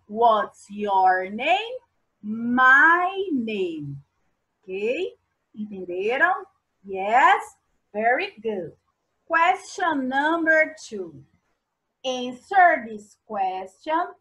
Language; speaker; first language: English; non-native, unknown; Portuguese